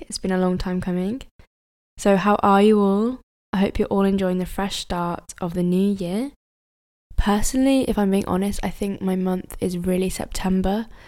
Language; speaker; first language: English; native; English